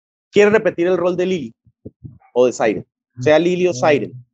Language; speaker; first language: Spanish; native; Spanish